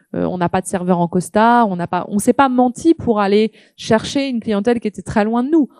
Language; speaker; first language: French; native; French